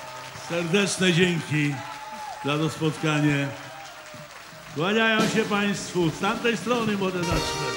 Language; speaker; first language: Polish; native; Polish